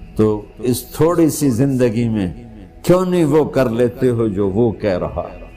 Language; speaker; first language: Urdu; non-native, local second language; Punjabi